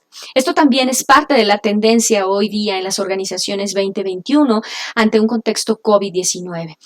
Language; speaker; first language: Spanish; native; Spanish